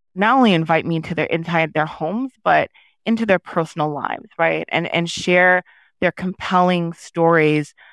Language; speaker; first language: English; early bilingual, other home language; Haitian Creole